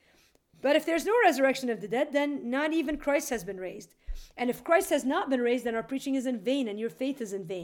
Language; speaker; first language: English; native; English